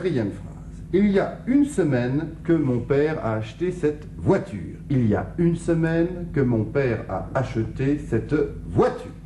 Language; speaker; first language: French; native; French